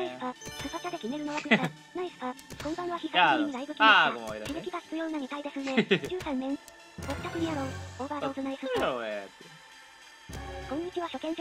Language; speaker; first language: Japanese; native; Japanese